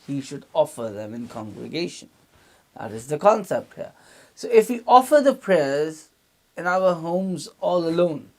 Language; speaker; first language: English; non-native, local second language; Urdu